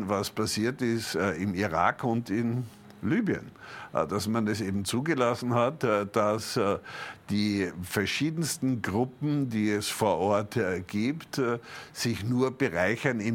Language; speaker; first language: German; native; German